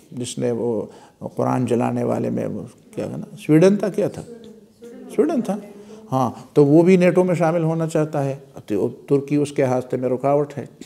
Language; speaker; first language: Urdu; non-native, local second language; Pashto